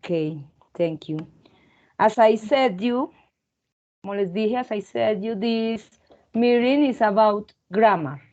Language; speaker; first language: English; non-native, fluent; Spanish